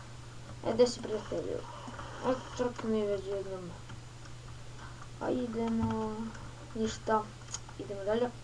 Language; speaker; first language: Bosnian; early bilingual, heritage; Bosnian